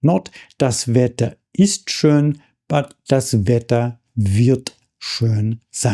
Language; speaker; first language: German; non-native, fluent; English